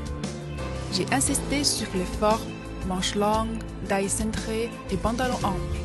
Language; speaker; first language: French; non-native, fluent; Chinese